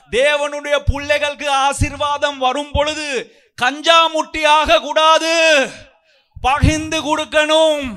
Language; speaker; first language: Tamil; non-native, local second language; Sinhala